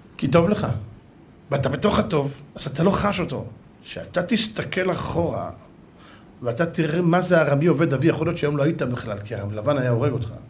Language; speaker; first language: Hebrew; native; Hebrew